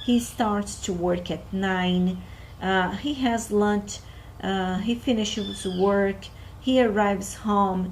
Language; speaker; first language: English; non-native, fluent; Portuguese